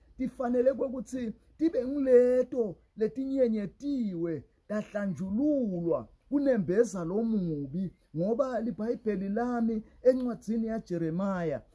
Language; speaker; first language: Zulu; non-native, local second language; Swati